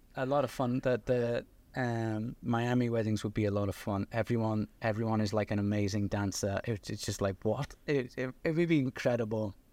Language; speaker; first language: English; native; English